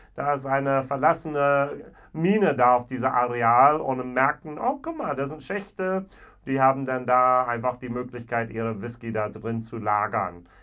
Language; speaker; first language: German; non-native, fluent; English